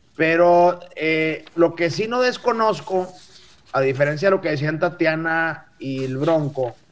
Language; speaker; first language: Spanish; native; Spanish